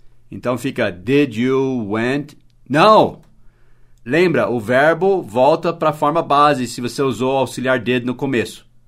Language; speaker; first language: Portuguese; non-native, fluent; English